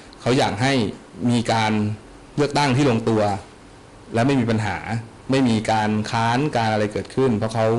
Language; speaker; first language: Thai; native; Thai